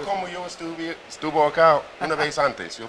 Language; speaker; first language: Spanish; non-native, fluent; English